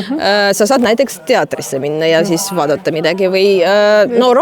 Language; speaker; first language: Estonian; non-native, fluent; Russian